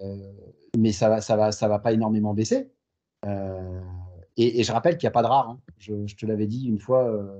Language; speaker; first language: French; native; French